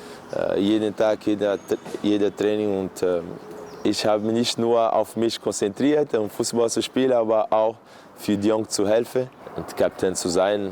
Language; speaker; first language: German; non-native, fluent; Portuguese